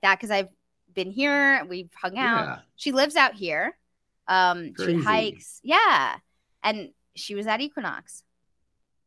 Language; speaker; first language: English; native; English